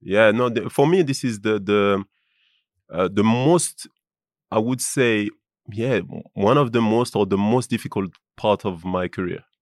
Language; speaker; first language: English; non-native, fluent; French